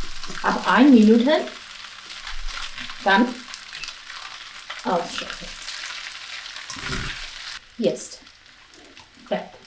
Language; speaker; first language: German; non-native, learner; Chinese